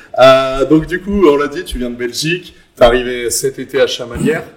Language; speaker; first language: French; native; French